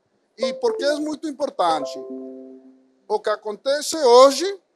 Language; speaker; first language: Portuguese; non-native, fluent; Spanish